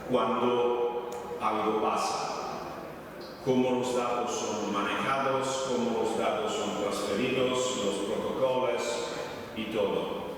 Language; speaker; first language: Spanish; non-native, fluent; Italian